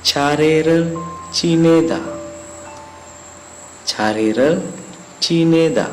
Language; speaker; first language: Korean; non-native, fluent; Sinhala